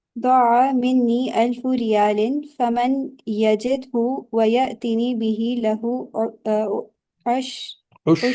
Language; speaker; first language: Arabic; non-native, learner; Urdu